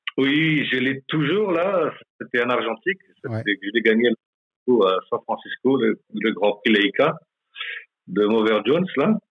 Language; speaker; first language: French; non-native, local second language; Malagasy